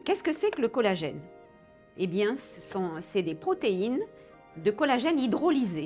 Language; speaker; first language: French; native; French